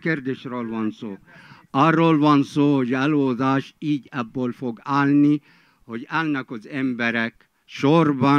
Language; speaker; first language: Hungarian; non-native, fluent; Arabic